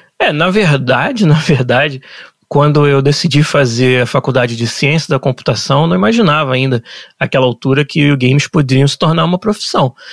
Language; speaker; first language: Portuguese; native; Portuguese